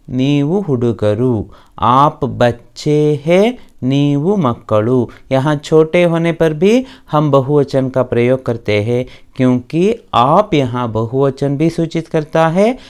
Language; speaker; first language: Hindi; non-native, local second language; Kannada